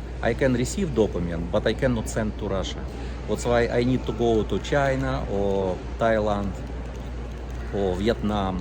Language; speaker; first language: English; non-native, learner; Russian